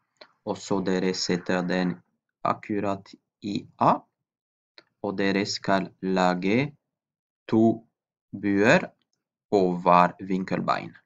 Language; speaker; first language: Norwegian; non-native, fluent; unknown